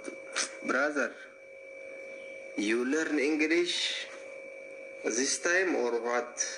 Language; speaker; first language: English; non-native, learner; Oromo